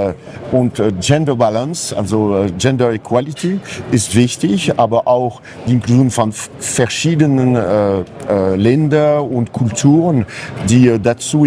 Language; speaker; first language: German; non-native, fluent; French